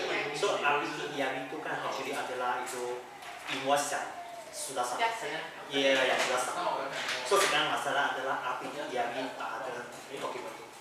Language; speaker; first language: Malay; non-native, local second language; Chinese